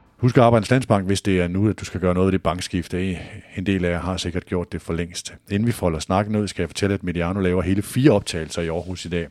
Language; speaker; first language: Danish; native; Danish